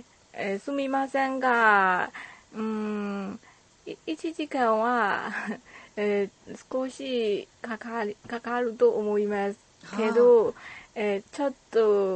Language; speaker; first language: Japanese; non-native, learner; Burmese